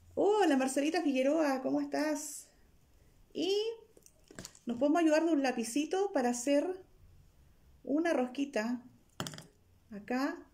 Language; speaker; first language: Spanish; native; Spanish